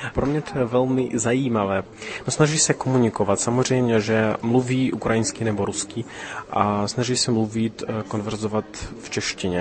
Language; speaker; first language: Czech; early bilingual, heritage; Russian